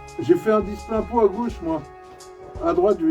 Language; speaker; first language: French; native; French